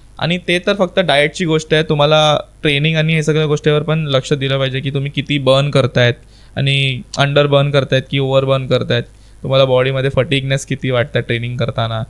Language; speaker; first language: Marathi; non-native, local second language; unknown